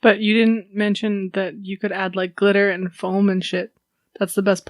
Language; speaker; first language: English; native; English